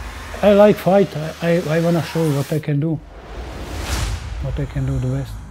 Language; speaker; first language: English; non-native, learner; Croatian